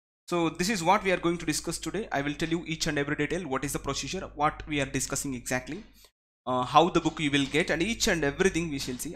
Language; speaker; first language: English; non-native, local second language; Telugu